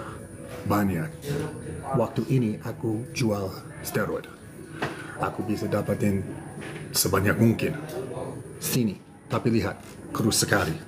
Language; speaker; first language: Indonesian; non-native, learner; English